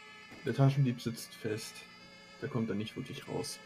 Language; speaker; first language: German; native; German